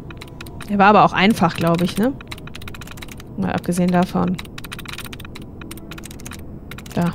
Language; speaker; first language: German; native; German